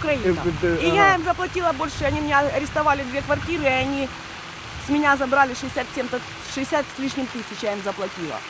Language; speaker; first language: Russian; native; Russian